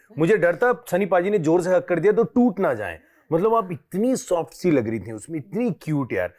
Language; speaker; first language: Hindi; native; Hindi